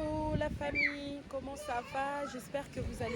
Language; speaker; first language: French; native; French